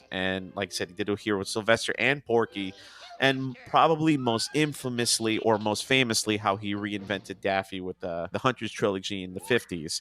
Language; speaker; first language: English; native; English